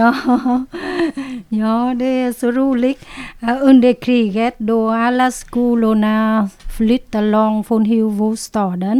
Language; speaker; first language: Swedish; non-native, learner; Vietnamese